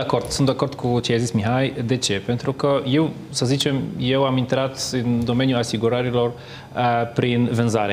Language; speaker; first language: Romanian; non-native, fluent; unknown